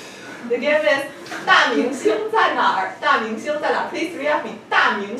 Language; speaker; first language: Chinese; non-native, fluent; English